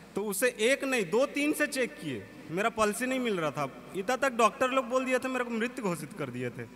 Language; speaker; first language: Hindi; native; Hindi